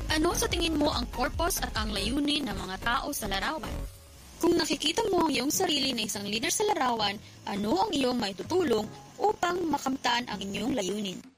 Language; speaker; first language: Filipino; non-native, local second language; Hiligaynon